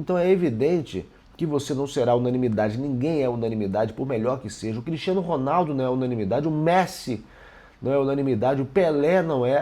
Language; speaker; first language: Portuguese; native; Portuguese